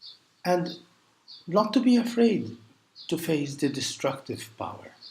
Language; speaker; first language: English; non-native, local second language; Maltese